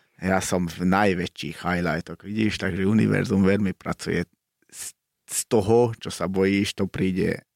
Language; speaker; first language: Slovak; non-native, local second language; Hungarian